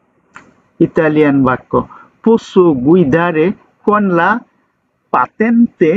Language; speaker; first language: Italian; non-native, learner; Bangla